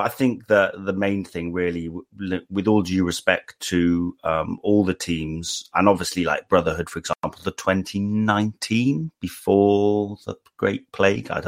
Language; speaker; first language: English; native; English